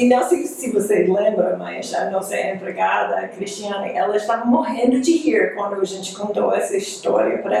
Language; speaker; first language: Portuguese; non-native, fluent; English